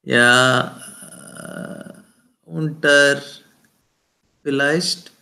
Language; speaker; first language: German; non-native, learner; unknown